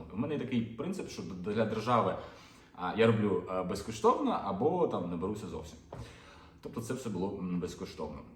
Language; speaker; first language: Ukrainian; non-native, local second language; Russian